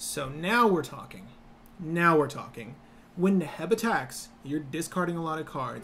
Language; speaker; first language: English; native; English